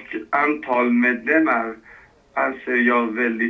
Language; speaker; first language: Swedish; non-native, fluent; Persian